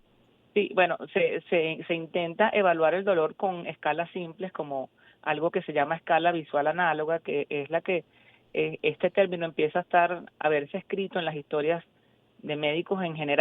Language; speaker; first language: Spanish; native; Spanish